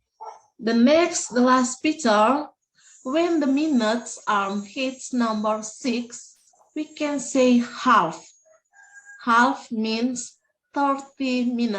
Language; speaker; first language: English; non-native, fluent; Indonesian